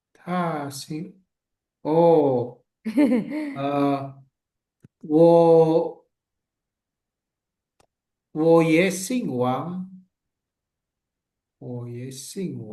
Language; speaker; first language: Chinese; non-native, learner; Indonesian